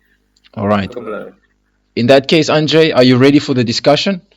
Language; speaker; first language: English; non-native, fluent; Lingala